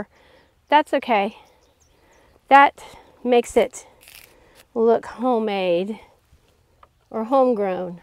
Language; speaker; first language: English; native; English